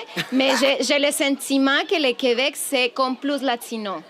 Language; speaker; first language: French; non-native, fluent; Spanish